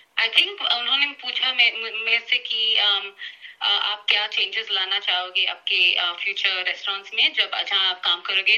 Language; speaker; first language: Hindi; non-native, local second language; Tamil